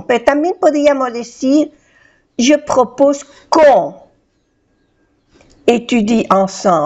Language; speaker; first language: Spanish; non-native, fluent; French